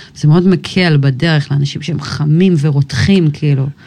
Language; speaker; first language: Hebrew; early bilingual, other home language; English